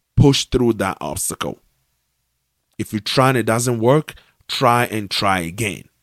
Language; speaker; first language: English; non-native, local second language; Akan